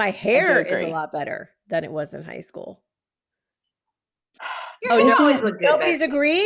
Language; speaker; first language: English; native; English